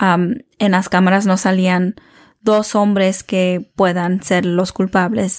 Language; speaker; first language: Spanish; early bilingual, heritage; Spanish